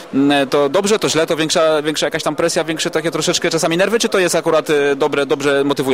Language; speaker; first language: Polish; native; Polish